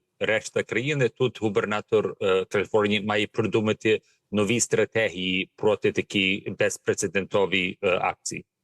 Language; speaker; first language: Ukrainian; early bilingual, heritage; Ukrainian